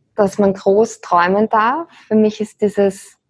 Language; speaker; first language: German; native; German